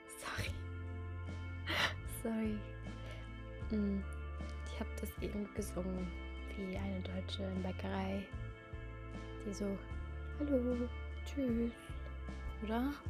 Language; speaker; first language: German; non-native, fluent; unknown